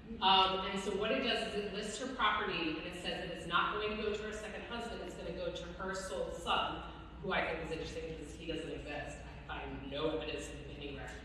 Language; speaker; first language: English; native; English